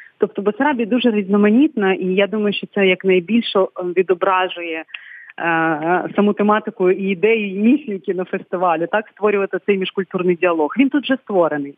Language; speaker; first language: Ukrainian; non-native, local second language; Bulgarian